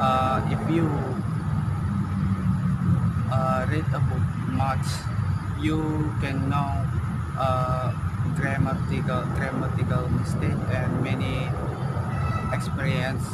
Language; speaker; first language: English; non-native, learner; Indonesian